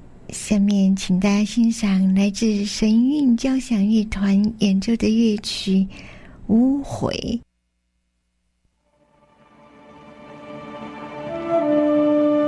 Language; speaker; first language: Chinese; native; Chinese